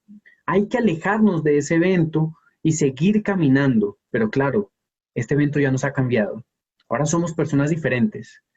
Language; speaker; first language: Spanish; native; Spanish